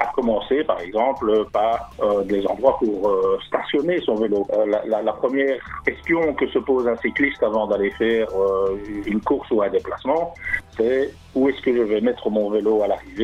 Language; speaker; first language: French; native; French